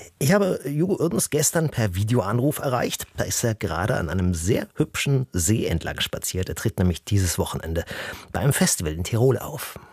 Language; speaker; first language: German; native; German